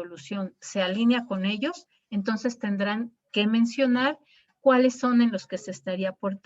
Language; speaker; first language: Spanish; native; Spanish